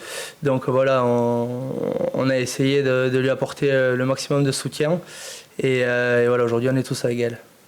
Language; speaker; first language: French; native; French